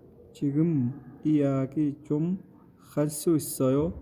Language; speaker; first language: Korean; non-native, fluent; Mongolian